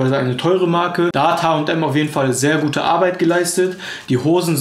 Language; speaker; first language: German; native; German